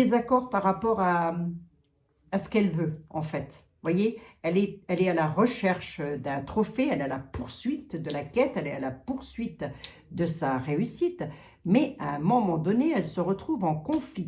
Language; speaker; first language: French; native; French